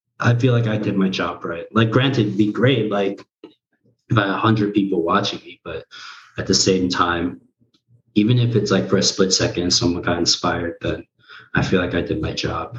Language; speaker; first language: English; early bilingual, other home language; Korean